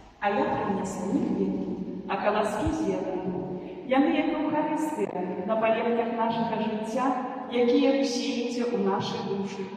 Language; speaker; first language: Belarusian; native; Belarusian